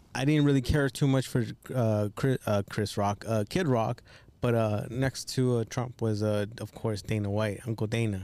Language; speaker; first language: English; early bilingual, other home language; Spanish